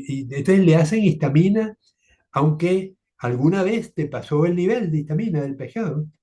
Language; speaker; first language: Spanish; native; Spanish